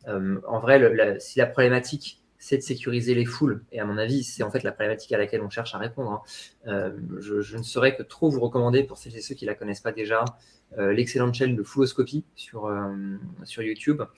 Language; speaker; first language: French; native; French